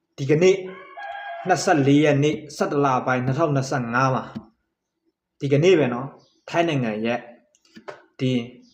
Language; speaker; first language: Burmese; native; Burmese